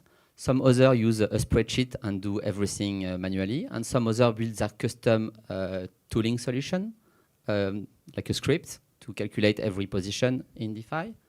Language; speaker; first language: English; non-native, fluent; French